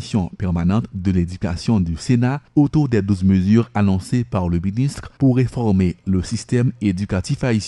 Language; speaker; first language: French; non-native, local second language; Haitian Creole